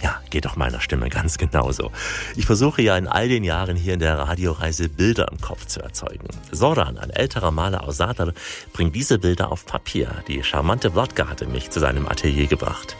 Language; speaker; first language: German; native; German